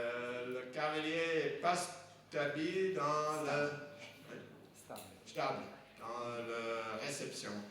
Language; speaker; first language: French; non-native, fluent; English